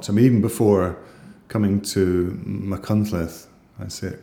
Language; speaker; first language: English; native; English